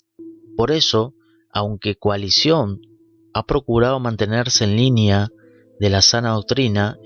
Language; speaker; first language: Spanish; native; Spanish